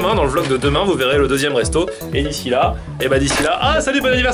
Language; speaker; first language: French; native; French